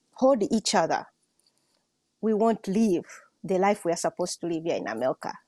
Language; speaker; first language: English; non-native, local second language; Swahili